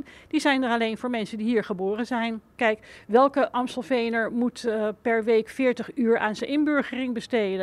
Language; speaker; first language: Dutch; native; Dutch